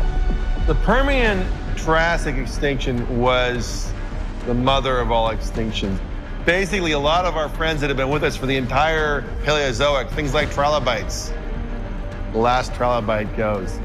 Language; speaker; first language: English; native; English